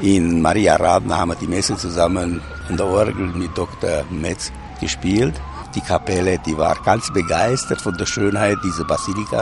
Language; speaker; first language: German; native; German